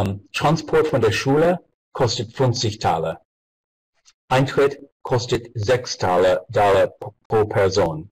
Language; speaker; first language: German; non-native, fluent; English